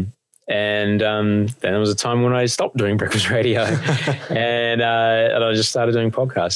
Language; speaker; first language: English; native; English